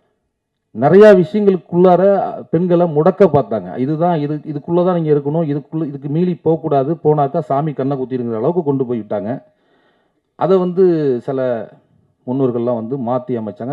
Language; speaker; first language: Tamil; native; Tamil